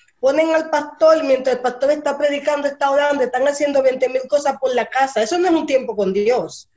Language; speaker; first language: Spanish; early bilingual, heritage; Spanish